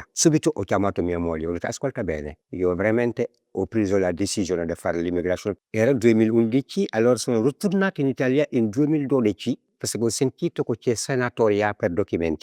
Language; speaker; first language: Italian; non-native, learner; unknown